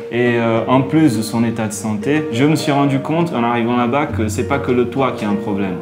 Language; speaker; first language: French; native; French